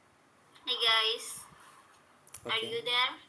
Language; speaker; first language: English; non-native, learner; Indonesian